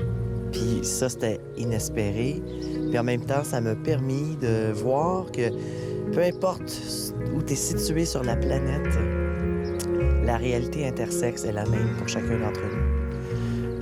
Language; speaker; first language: French; native; French